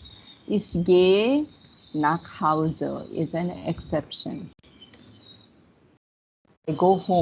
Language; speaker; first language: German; non-native, fluent; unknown